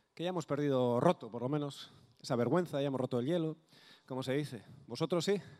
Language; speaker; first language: Spanish; non-native, local second language; Basque